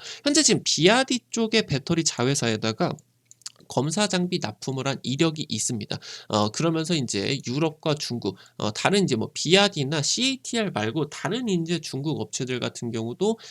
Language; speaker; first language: Korean; native; Korean